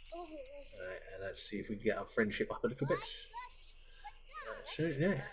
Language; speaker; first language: English; native; English